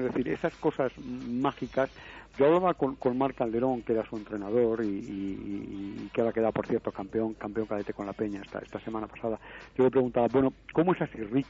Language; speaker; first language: Spanish; native; Spanish